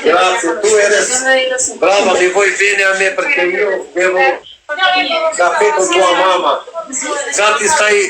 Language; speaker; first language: Italian; non-native, learner; Albanian